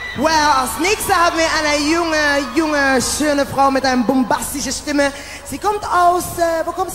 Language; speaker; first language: German; non-native, learner; English